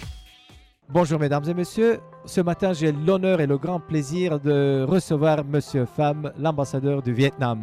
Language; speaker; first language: French; native; French